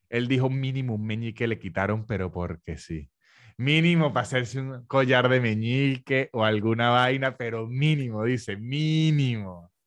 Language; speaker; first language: Spanish; native; Spanish